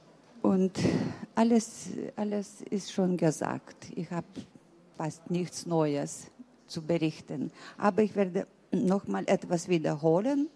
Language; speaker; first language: German; early bilingual, heritage; German